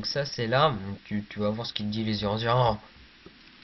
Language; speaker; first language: French; native; French